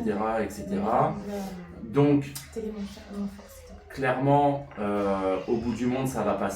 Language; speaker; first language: French; native; French